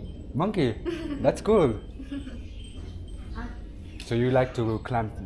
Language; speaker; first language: English; non-native, fluent; French